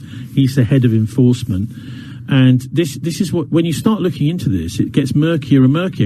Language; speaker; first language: English; native; English